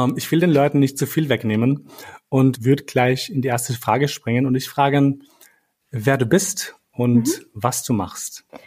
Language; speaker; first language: German; early bilingual, other home language; Albanian